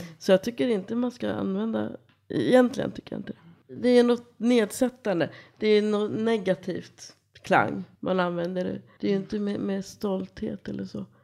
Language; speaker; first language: Swedish; native; Swedish